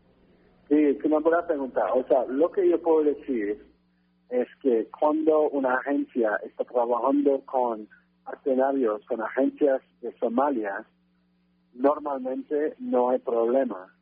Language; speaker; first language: Spanish; non-native, fluent; French